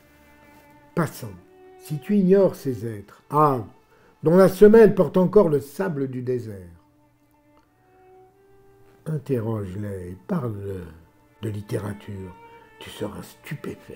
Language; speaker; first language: French; native; French